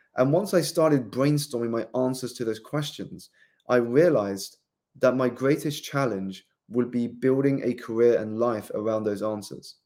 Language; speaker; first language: English; native; English